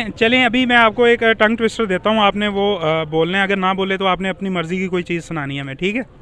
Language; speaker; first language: Urdu; non-native, local second language; Punjabi